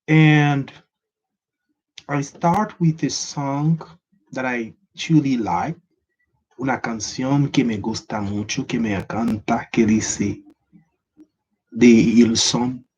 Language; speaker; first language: Spanish; non-native, learner; Haitian Creole